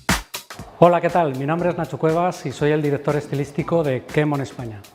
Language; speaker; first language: Spanish; native; Spanish